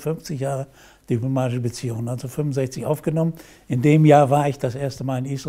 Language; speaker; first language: German; native; German